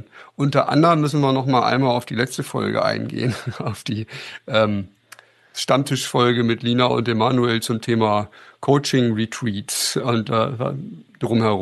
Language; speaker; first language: German; native; German